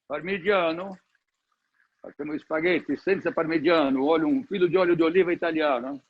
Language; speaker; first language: Italian; non-native, learner; Portuguese